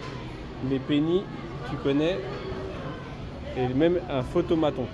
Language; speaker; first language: French; native; French